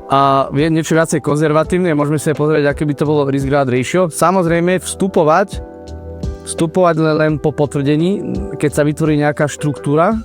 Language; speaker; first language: Slovak; native; Slovak